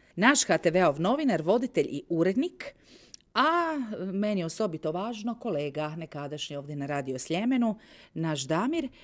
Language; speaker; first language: Croatian; native; Croatian